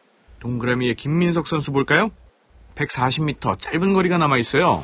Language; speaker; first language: Korean; native; Korean